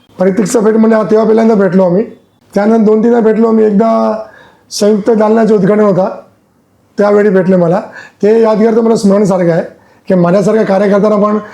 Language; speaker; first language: Marathi; non-native, local second language; Gujarati